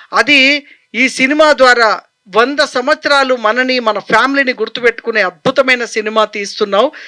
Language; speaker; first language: Telugu; native; Telugu